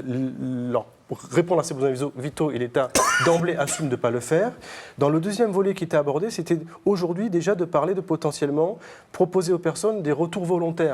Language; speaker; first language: French; native; French